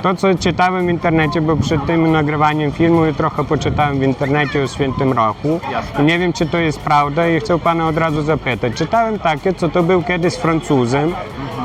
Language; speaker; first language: Polish; non-native, learner; Ukrainian